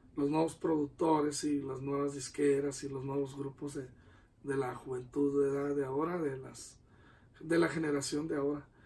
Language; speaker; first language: Spanish; native; Spanish